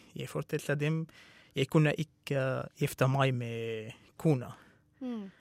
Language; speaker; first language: Norwegian; non-native, fluent; Arabic